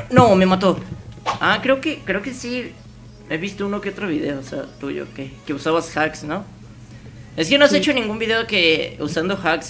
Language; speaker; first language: Spanish; native; Spanish